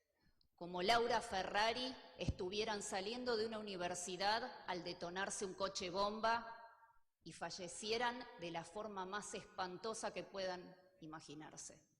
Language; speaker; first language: Spanish; native; Spanish